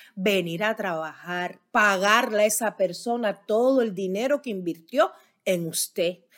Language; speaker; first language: Spanish; native; Spanish